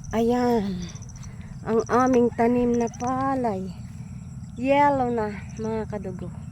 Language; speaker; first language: Filipino; non-native, local second language; Iloko